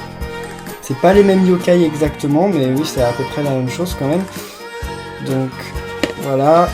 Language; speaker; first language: French; native; French